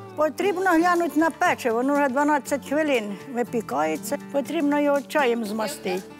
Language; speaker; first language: Ukrainian; native; Ukrainian